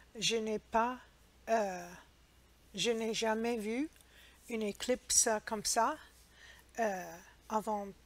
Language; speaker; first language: French; non-native, learner; English